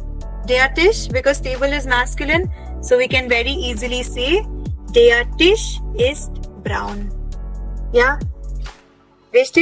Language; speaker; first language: German; non-native, fluent; Hindi